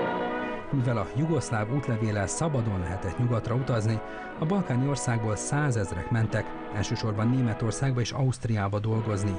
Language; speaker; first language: Hungarian; native; Hungarian